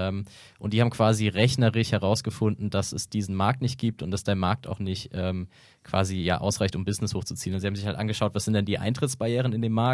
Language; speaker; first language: German; native; German